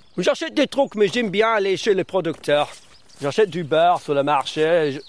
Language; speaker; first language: French; early bilingual, other home language; English